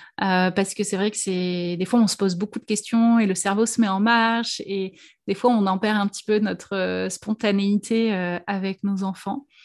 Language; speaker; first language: French; native; French